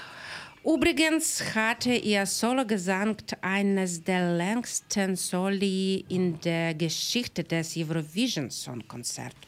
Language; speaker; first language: German; non-native, learner; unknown